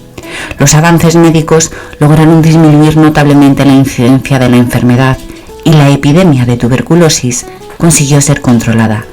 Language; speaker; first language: Spanish; native; Spanish